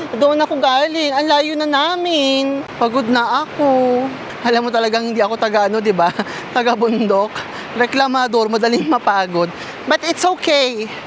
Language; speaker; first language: Filipino; native; Filipino